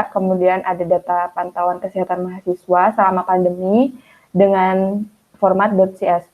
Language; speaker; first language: Indonesian; native; Indonesian